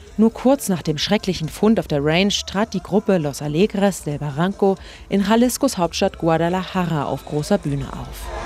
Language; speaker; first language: German; native; German